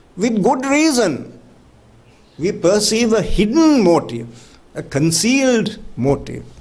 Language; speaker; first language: English; non-native, local second language; Sinhala